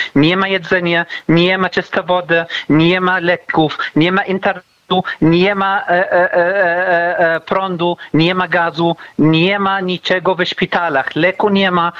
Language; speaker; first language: Polish; non-native, learner; Arabic